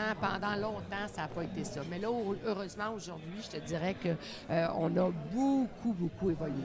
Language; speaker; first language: French; native; French